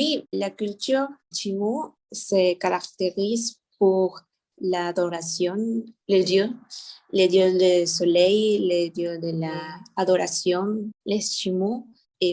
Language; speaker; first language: French; non-native, learner; Spanish